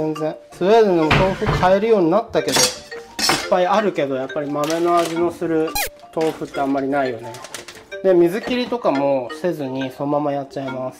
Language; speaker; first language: Japanese; native; Japanese